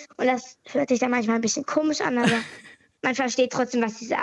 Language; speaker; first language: German; native; German